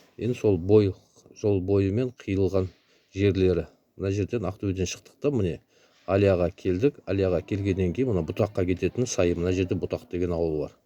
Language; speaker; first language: Kazakh; native; Kazakh